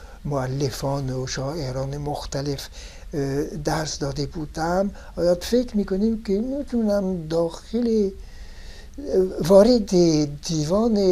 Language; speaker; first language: Persian; non-native, fluent; French